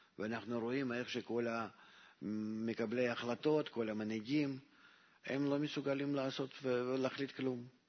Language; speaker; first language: Hebrew; non-native, fluent; Russian